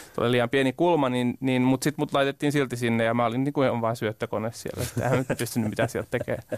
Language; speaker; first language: Finnish; native; Finnish